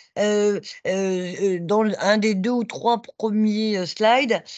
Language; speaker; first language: French; native; French